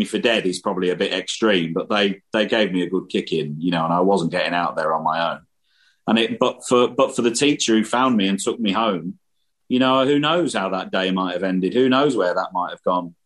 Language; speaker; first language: English; native; English